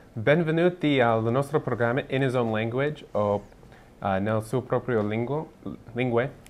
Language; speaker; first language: Italian; non-native, learner; English